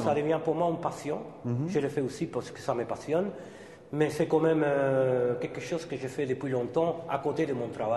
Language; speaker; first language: French; non-native, fluent; Spanish